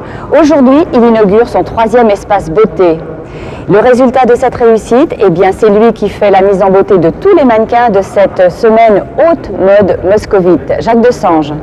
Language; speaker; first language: French; native; French